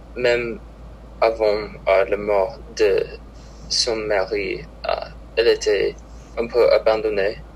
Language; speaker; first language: French; non-native, learner; English